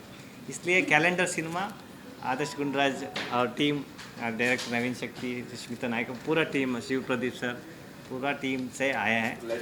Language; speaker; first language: Hindi; non-native, local second language; Kannada